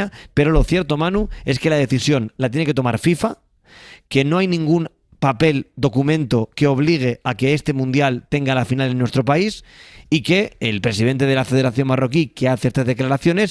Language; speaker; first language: Spanish; non-native, fluent; Arabic